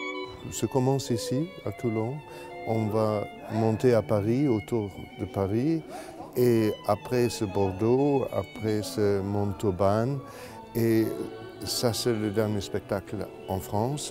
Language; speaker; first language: French; non-native, learner; Russian